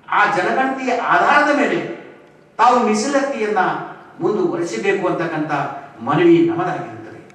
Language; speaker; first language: Kannada; non-native, local second language; Lambadi